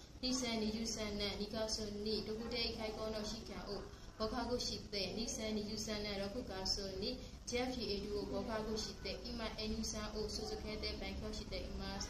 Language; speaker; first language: Japanese; non-native, learner; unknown